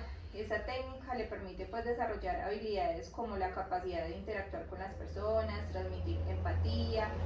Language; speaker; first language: Spanish; native; Spanish